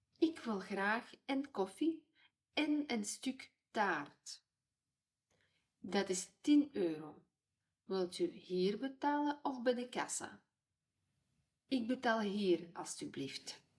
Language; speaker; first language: Dutch; non-native, fluent; Ukrainian